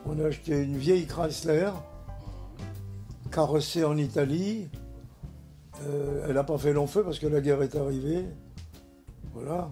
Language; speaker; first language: French; native; French